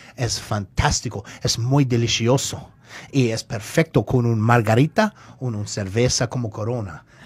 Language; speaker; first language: Spanish; non-native, learner; English